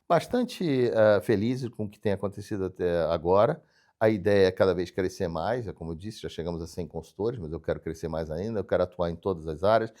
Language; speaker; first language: Portuguese; native; Portuguese